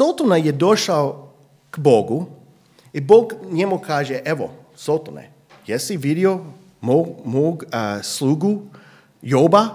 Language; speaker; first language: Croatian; non-native, fluent; English